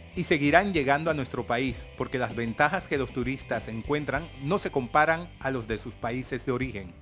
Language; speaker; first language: Spanish; native; Spanish